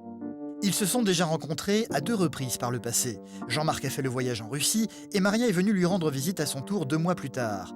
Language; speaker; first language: French; native; French